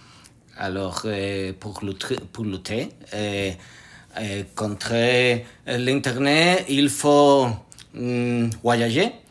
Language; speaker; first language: French; non-native, learner; Spanish